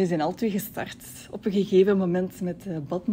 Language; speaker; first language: Dutch; native; Dutch